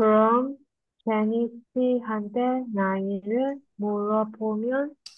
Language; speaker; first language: Korean; non-native, learner; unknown